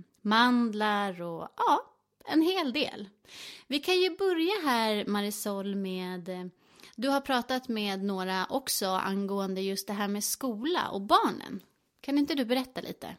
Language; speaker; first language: Swedish; native; Swedish